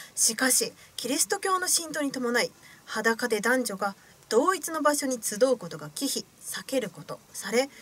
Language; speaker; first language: Japanese; native; Japanese